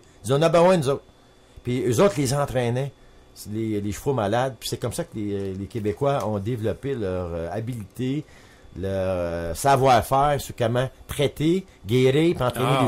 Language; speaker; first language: French; native; French